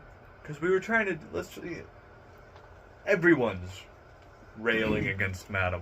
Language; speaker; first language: English; native; English